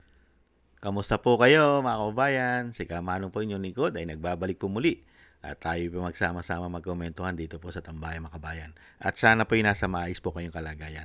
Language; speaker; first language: Filipino; native; Filipino